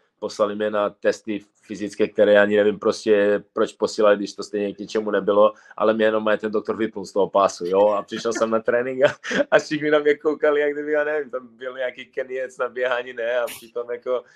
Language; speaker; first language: Czech; non-native, fluent; Serbian